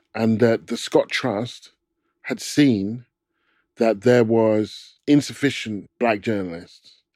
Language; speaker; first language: English; native; English